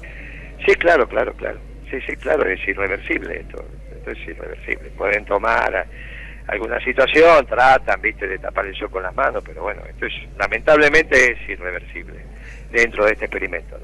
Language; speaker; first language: Spanish; native; Spanish